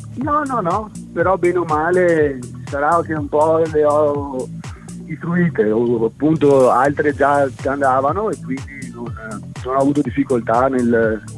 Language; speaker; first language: Italian; native; Italian